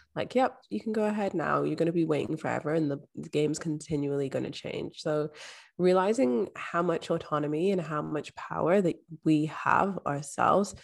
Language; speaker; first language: English; native; English